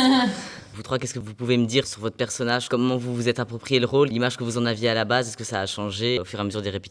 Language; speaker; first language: French; native; French